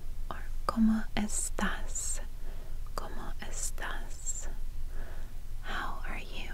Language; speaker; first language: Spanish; non-native, learner; Russian